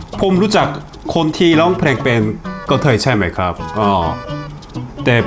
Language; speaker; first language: Thai; non-native, learner; Korean